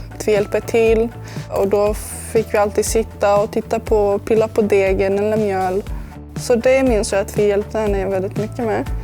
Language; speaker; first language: Swedish; early bilingual, other home language; Serbian